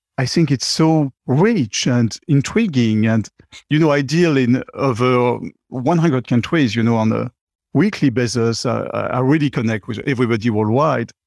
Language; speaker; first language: English; non-native, fluent; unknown